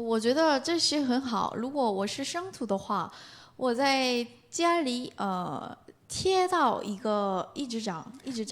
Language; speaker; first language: Chinese; non-native, learner; Korean